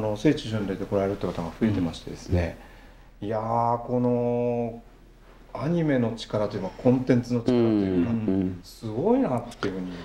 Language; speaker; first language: Japanese; native; Japanese